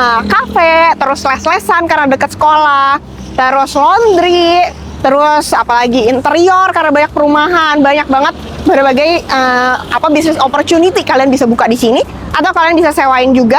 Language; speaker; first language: Indonesian; native; Indonesian